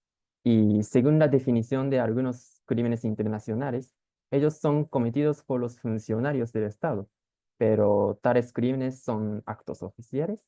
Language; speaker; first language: Spanish; non-native, fluent; Japanese